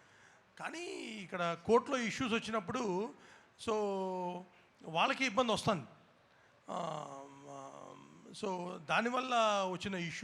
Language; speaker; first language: Telugu; native; Telugu